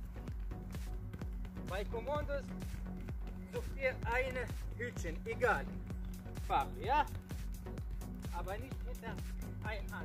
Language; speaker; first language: German; non-native, learner; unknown